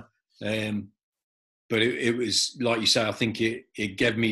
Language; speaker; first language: English; native; English